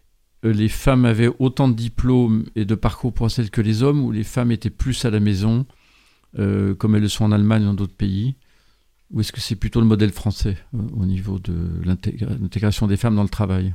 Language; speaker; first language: French; native; French